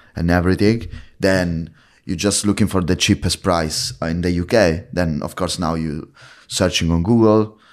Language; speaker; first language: English; non-native, fluent; Italian